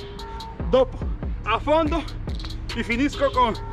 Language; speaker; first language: Italian; non-native, learner; Spanish